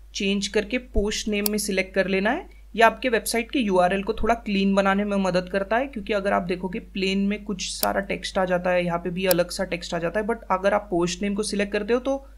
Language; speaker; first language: Hindi; native; Hindi